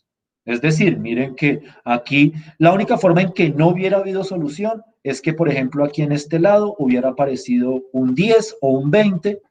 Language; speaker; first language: Spanish; native; Spanish